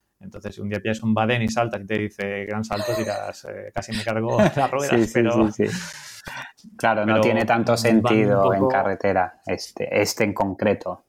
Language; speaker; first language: Spanish; native; Spanish